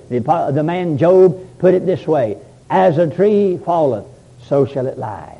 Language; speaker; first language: English; native; English